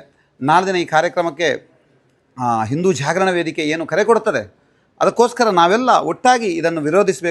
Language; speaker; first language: Kannada; native; Kannada